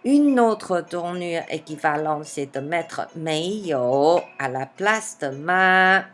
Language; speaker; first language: French; non-native, fluent; Chinese